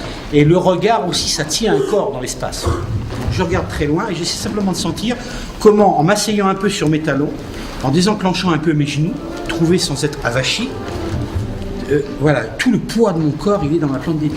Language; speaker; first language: French; native; French